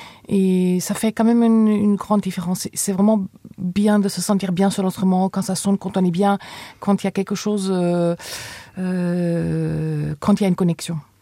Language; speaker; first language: French; non-native, fluent; Afrikaans